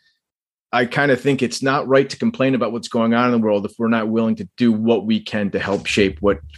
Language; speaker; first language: English; native; English